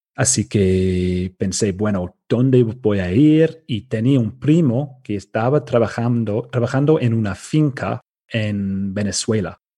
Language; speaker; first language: Spanish; non-native, fluent; English